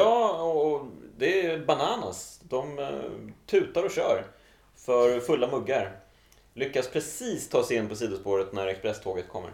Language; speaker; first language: Swedish; native; Swedish